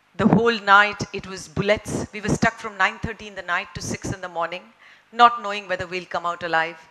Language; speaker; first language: English; non-native, local second language; Marathi